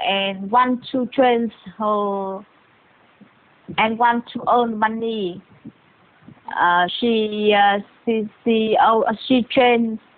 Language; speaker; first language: English; non-native, learner; Vietnamese